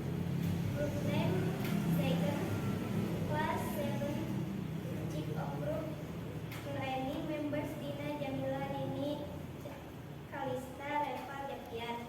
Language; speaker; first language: English; non-native, learner; Indonesian